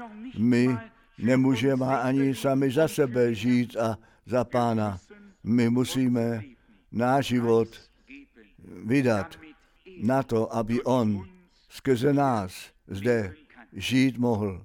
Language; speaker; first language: Czech; non-native, fluent; German